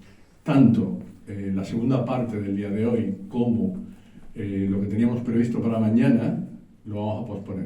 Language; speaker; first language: Spanish; native; Spanish